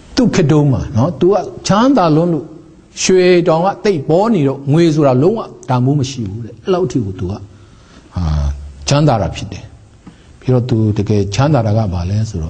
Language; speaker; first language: Burmese; non-native, local second language; Tedim Chin